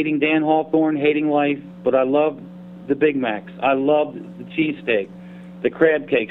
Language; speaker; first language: English; native; English